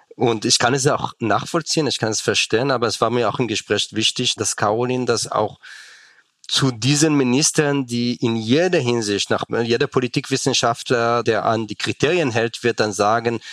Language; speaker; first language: German; non-native, fluent; Hebrew